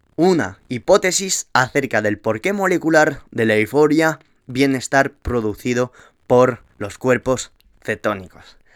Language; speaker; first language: Spanish; early bilingual, heritage; Spanish